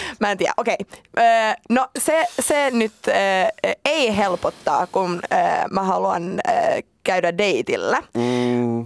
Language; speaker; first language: Finnish; non-native, local second language; Swedish